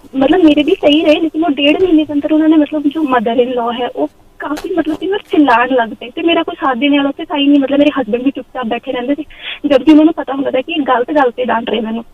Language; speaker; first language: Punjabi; non-native, local second language; Hindi